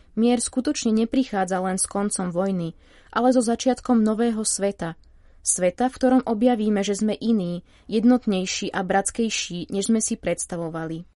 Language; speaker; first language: Slovak; native; Slovak